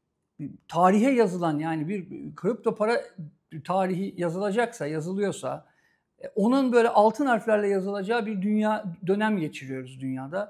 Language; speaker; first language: Turkish; native; Turkish